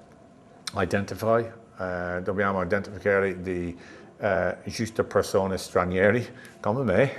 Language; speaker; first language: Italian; non-native, learner; English